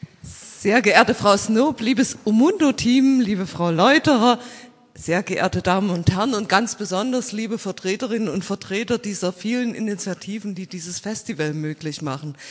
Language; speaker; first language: German; native; German